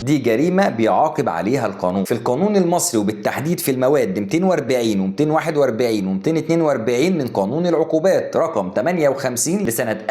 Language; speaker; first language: Arabic; native; Arabic